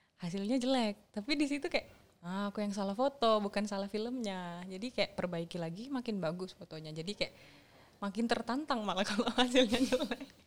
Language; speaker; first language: Indonesian; native; Indonesian